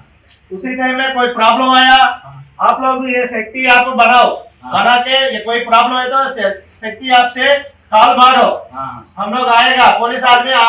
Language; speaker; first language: Hindi; non-native, local second language; Telugu